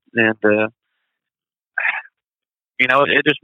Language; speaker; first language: English; native; English